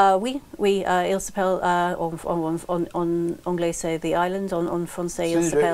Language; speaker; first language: French; non-native, learner; English